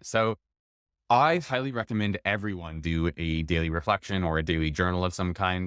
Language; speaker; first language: English; native; English